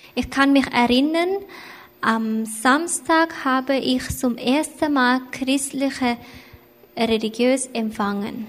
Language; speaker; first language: German; non-native, learner; Thai